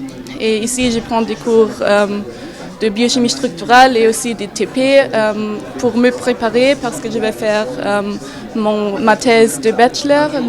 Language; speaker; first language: French; non-native, fluent; German